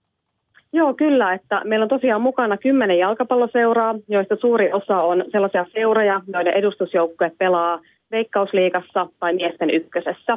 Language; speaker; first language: Finnish; native; Finnish